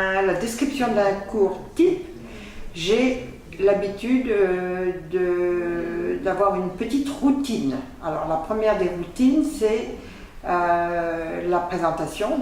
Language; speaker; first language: French; native; French